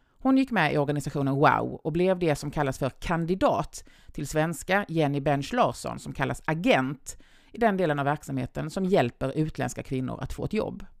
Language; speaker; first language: Swedish; native; Swedish